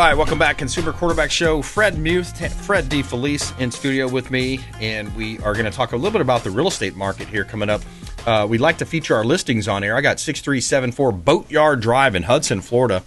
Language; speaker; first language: English; native; English